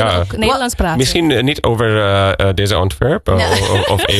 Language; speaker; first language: Dutch; non-native, learner; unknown